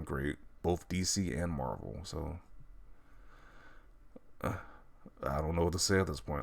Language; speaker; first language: English; native; English